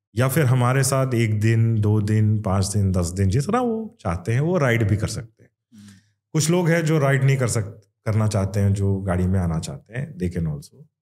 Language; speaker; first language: Hindi; non-native, local second language; Kannada